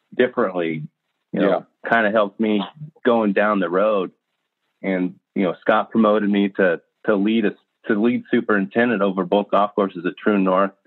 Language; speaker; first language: English; native; English